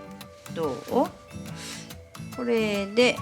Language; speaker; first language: Japanese; native; Japanese